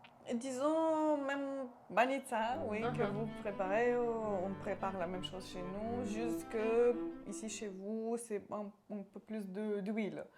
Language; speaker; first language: French; non-native, local second language; Romanian